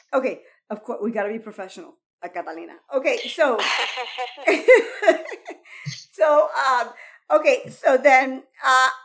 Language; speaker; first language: English; early bilingual, heritage; Spanish